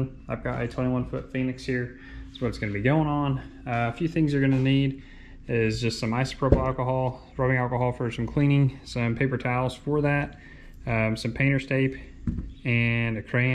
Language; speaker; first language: English; native; English